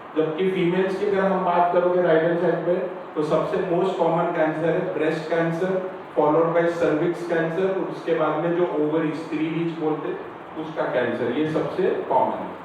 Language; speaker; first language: Hindi; non-native, local second language; Marathi